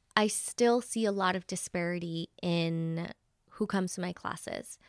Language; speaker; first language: English; early bilingual, other home language; Spanish